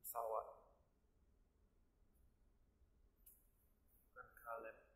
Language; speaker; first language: Indonesian; non-native, learner; Dutch